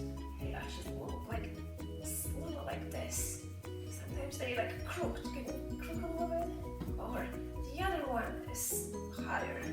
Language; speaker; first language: English; non-native, fluent; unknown